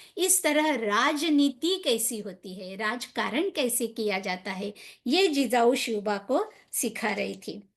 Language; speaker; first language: Hindi; non-native, local second language; Marathi